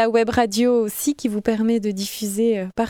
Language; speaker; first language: French; native; French